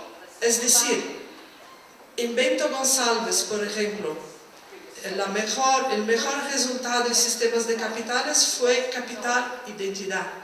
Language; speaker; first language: Spanish; non-native, fluent; Portuguese